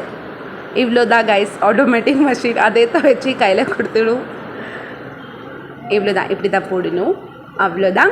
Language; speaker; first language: Tamil; non-native, local second language; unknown